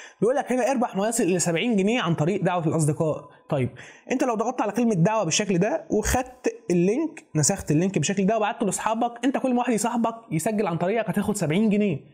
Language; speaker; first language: Arabic; native; Arabic